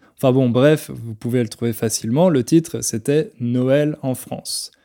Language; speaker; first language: French; native; French